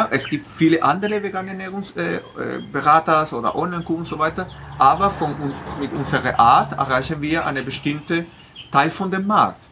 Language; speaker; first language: German; non-native, fluent; Spanish